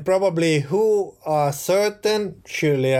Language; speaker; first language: English; non-native, learner; Italian